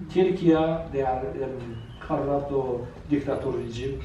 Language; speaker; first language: Norwegian; non-native, learner; Azerbaijani